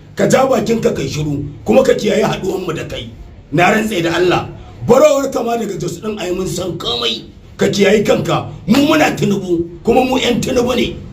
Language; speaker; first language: Hausa; native; Hausa